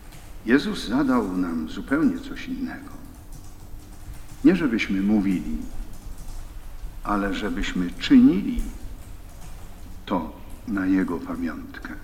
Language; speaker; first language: Polish; native; Polish